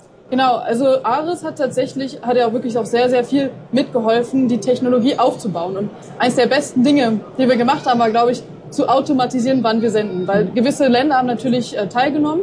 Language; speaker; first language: German; native; German